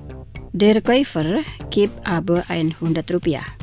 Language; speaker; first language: German; non-native, fluent; Indonesian